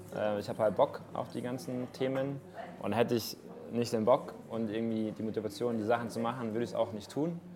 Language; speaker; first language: German; native; German